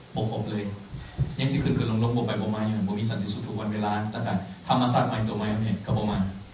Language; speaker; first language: Thai; non-native, local second language; Lao